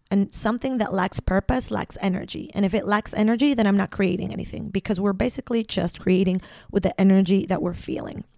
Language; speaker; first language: English; non-native, fluent; Spanish